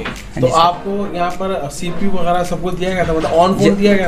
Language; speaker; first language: Hindi; native; Hindi